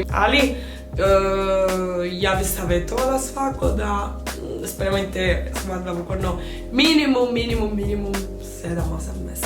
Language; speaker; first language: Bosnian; non-native, fluent; Spanish